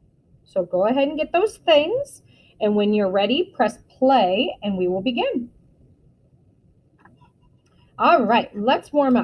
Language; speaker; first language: English; native; English